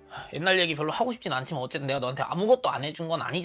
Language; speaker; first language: Korean; native; Korean